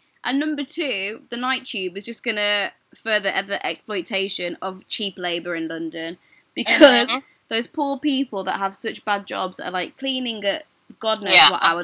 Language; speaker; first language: English; native; English